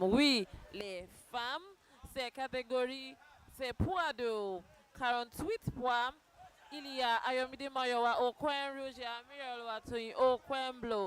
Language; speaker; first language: French; non-native, learner; Yoruba